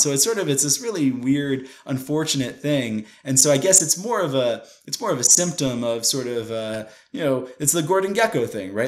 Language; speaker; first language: English; native; English